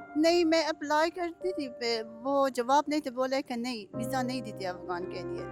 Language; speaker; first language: Urdu; non-native, learner; Persian